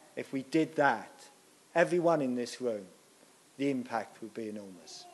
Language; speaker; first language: English; native; English